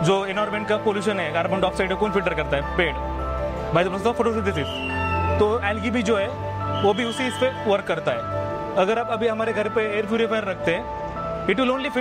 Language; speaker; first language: English; non-native, local second language; Marathi